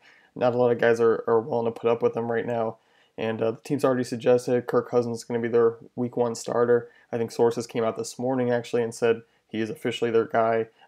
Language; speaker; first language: English; native; English